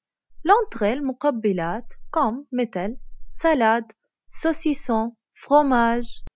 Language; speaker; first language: French; non-native, fluent; Arabic